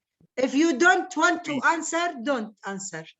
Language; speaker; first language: English; non-native, learner; Arabic